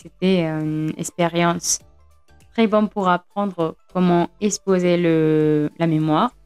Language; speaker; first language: French; non-native, fluent; Spanish